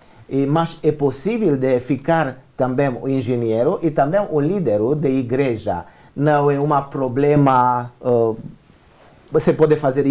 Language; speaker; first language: Portuguese; non-native, learner; Romanian